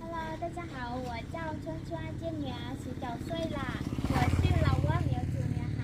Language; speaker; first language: Chinese; non-native, learner; Hmong